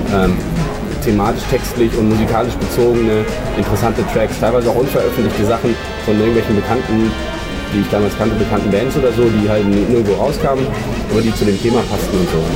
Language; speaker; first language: German; native; German